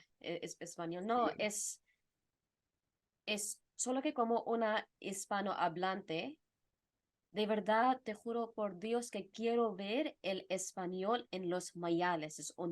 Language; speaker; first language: Spanish; non-native, fluent; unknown